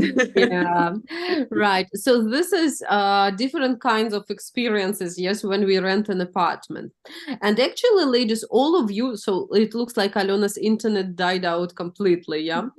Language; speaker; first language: English; non-native, fluent; Russian